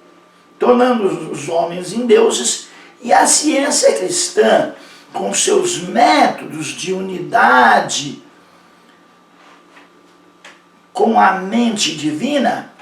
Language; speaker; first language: Portuguese; native; Portuguese